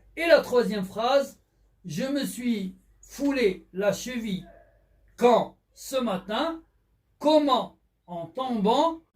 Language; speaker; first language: French; non-native, local second language; Arabic